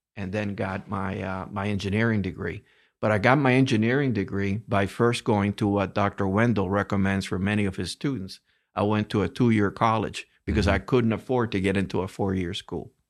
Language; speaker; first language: English; early bilingual, other home language; Spanish